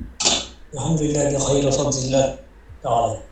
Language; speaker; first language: Arabic; non-native, learner; Bangla